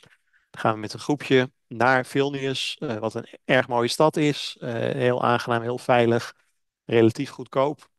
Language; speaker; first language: Dutch; native; Dutch